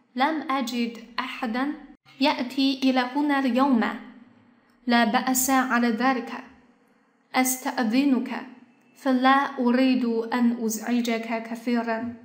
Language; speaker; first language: Arabic; non-native, fluent; Chinese